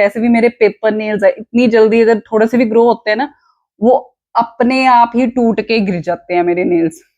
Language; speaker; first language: Hindi; non-native, local second language; Punjabi